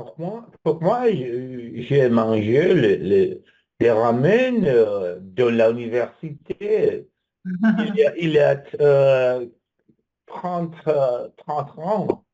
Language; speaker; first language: French; non-native, learner; English